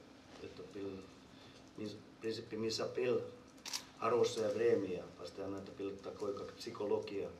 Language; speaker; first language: Russian; non-native, learner; Finnish